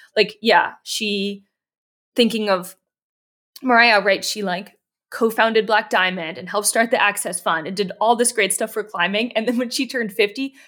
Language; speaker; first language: English; native; English